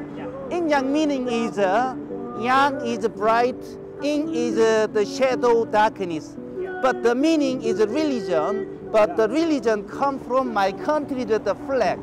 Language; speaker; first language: English; non-native, learner; Korean